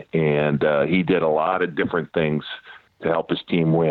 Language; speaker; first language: English; native; English